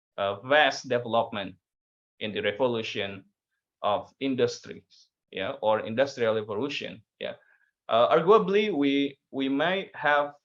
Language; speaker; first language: English; non-native, learner; Indonesian